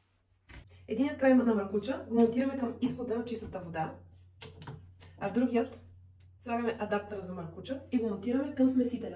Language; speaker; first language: Bulgarian; native; Bulgarian